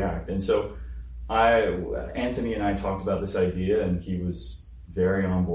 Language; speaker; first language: English; native; English